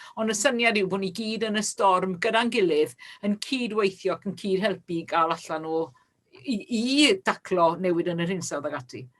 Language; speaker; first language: Welsh; native; Welsh